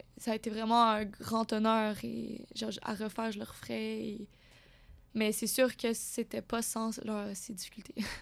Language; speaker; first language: French; native; French